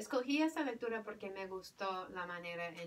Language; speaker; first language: Spanish; non-native, fluent; English